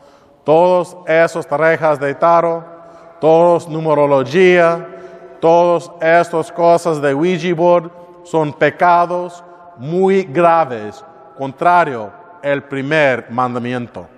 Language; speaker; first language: Spanish; non-native, learner; English